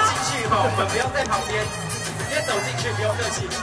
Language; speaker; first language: Chinese; native; Chinese